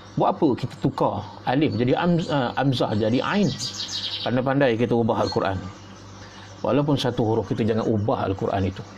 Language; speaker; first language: Malay; native; Malay